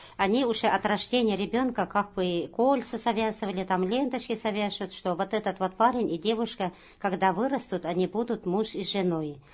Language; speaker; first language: Russian; non-native, local second language; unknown